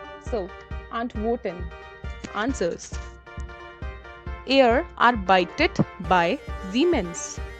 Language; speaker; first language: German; non-native, learner; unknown